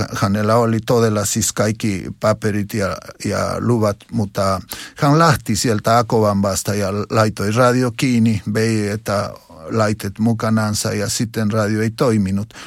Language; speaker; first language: Finnish; non-native, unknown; Spanish